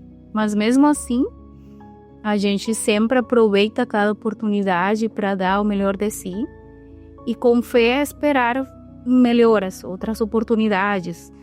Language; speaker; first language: Portuguese; non-native, fluent; Spanish